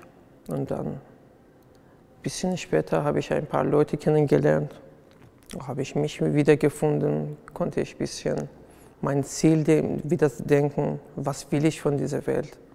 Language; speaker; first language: German; non-native, fluent; Persian